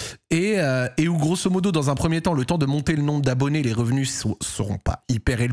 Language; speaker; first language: French; native; French